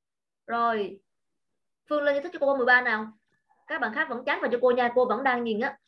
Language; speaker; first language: Vietnamese; native; Vietnamese